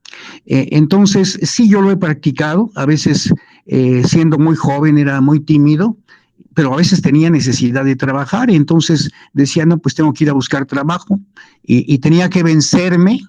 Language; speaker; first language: Spanish; native; Spanish